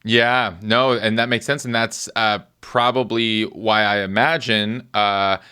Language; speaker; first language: English; native; English